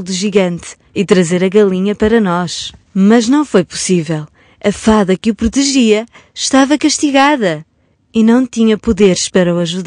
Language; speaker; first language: Portuguese; native; Portuguese